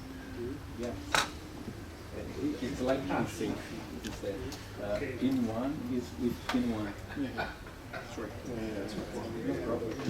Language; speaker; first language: English; non-native, learner; Portuguese